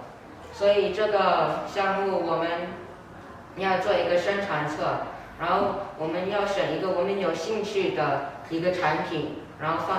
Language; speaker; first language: Chinese; non-native, learner; English